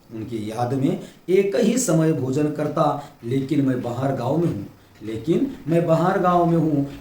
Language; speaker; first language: Hindi; non-native, local second language; Marathi